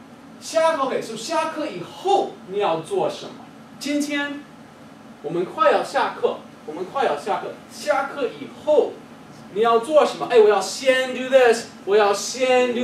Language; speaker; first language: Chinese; non-native, fluent; English